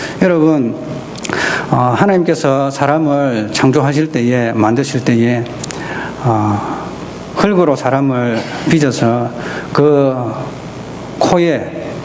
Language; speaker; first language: Korean; native; Korean